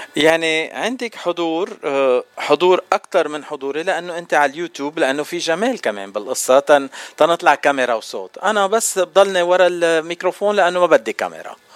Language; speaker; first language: Arabic; native; Arabic